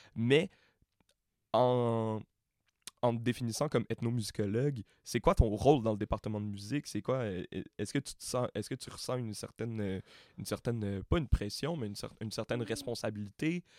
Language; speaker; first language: French; native; French